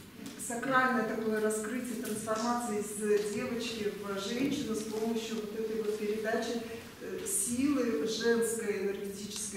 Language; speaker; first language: Russian; native; Russian